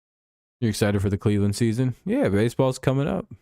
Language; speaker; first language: English; native; English